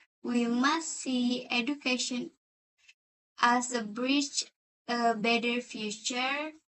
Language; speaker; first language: English; non-native, learner; Indonesian